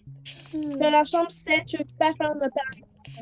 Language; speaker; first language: French; native; French